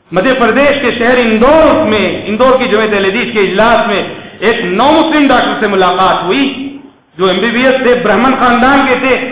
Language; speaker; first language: Urdu; native; Urdu